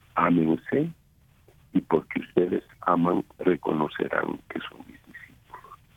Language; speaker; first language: Spanish; native; Spanish